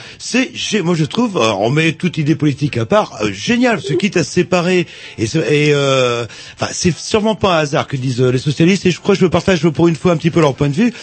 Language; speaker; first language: French; native; French